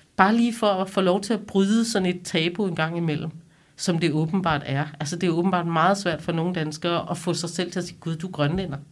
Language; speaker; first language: Danish; non-native, local second language; Kalaallisut